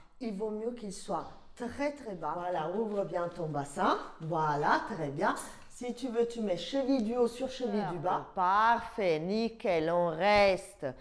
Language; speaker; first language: French; non-native, fluent; Italian